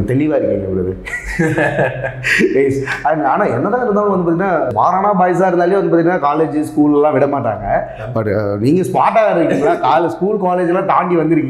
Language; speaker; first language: Tamil; native; Tamil